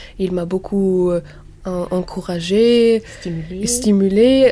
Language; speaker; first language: French; non-native, learner; English